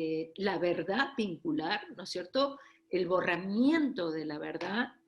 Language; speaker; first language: Spanish; native; Spanish